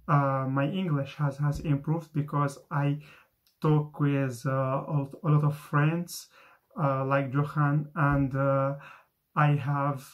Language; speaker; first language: English; non-native, fluent; Arabic